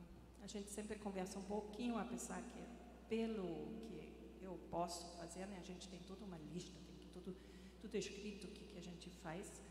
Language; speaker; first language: Portuguese; non-native, fluent; German